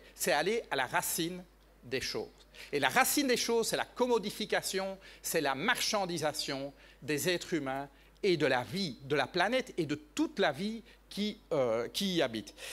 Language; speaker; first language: French; native; French